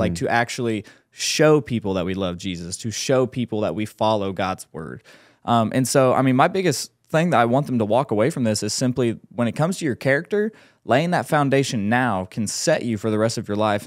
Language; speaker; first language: English; native; English